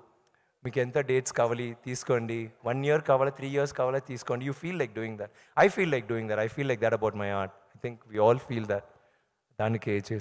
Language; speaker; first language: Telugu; non-native, learner; Tamil